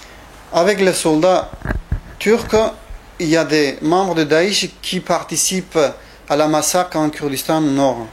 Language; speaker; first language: French; non-native, fluent; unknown